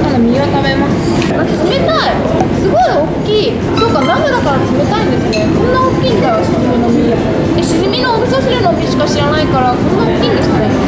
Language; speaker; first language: Japanese; native; Japanese